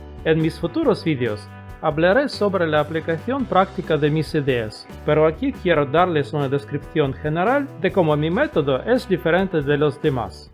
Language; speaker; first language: Spanish; non-native, fluent; Russian